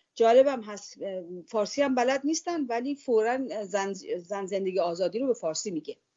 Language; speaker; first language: Persian; native; Persian